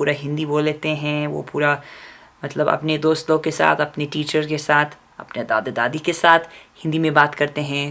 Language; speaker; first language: Hindi; non-native, fluent; English